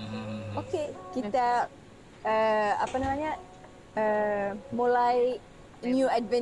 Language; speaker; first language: Indonesian; non-native, fluent; Arabic